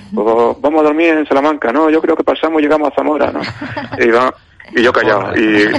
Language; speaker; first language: Spanish; native; Spanish